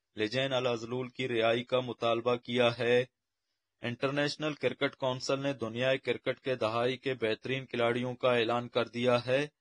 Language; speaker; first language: Urdu; non-native, local second language; Baluchi